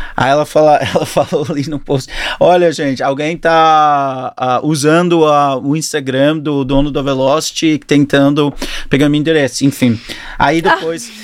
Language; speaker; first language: Portuguese; early bilingual, other home language; English